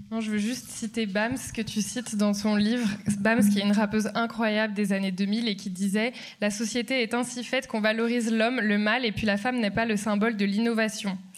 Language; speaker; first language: French; native; French